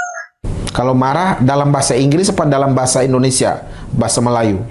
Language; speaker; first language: Indonesian; native; Indonesian